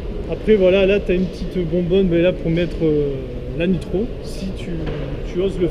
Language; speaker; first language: French; native; French